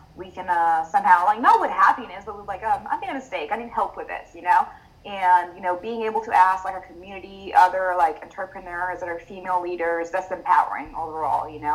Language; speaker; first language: English; non-native, fluent; Italian